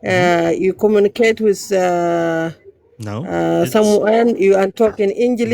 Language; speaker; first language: English; non-native, learner; Arabic